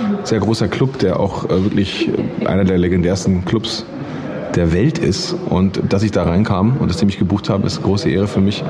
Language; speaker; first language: German; native; German